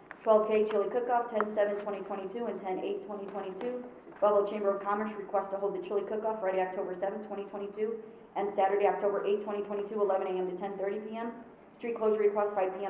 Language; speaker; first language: English; native; English